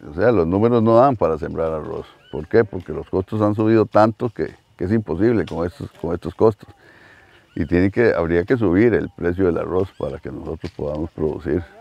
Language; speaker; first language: Spanish; native; Spanish